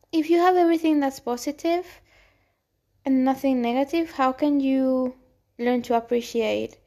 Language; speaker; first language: English; non-native, fluent; Spanish